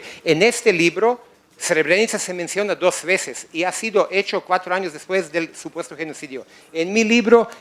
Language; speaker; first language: Spanish; native; Spanish